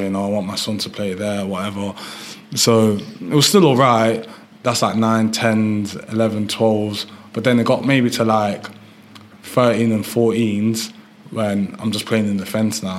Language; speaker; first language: English; early bilingual, other home language; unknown